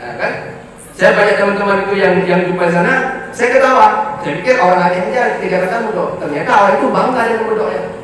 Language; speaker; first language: Indonesian; non-native, local second language; Achinese